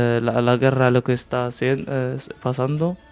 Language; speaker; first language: Spanish; non-native, learner; Arabic